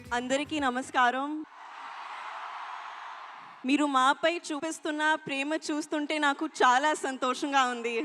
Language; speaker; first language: Telugu; non-native, learner; Hindi